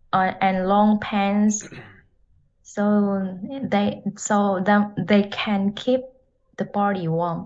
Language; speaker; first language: English; non-native, learner; Vietnamese